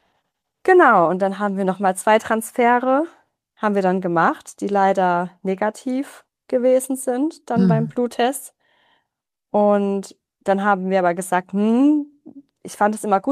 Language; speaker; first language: German; native; German